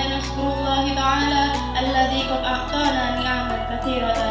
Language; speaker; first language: Arabic; non-native, learner; Indonesian